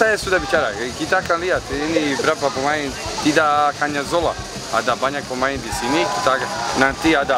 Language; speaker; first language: Indonesian; non-native, learner; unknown